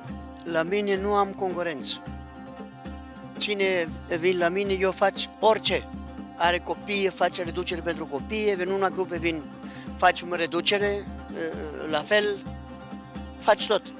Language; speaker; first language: Romanian; non-native, learner; Greek